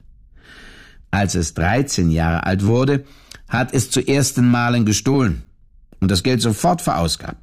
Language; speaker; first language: German; native; German